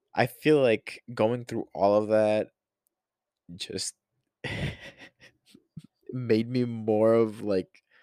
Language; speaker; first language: English; non-native, fluent; Spanish